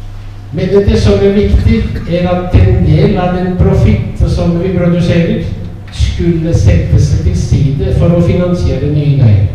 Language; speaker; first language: Norwegian; non-native, fluent; Italian